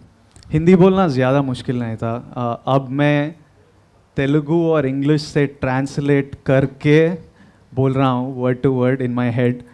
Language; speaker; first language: Hindi; non-native, local second language; Telugu